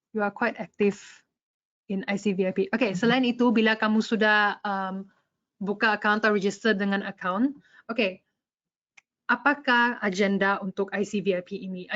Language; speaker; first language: Malay; non-native, local second language; English